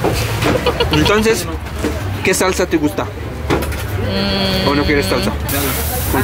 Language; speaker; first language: Spanish; non-native, learner; Arabic